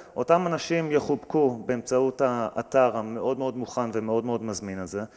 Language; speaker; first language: Hebrew; native; Hebrew